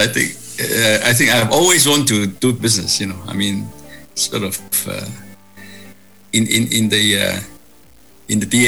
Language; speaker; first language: English; non-native, local second language; Cantonese